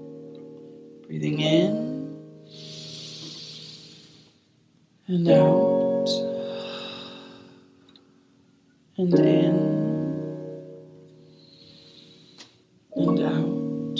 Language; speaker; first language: English; native; English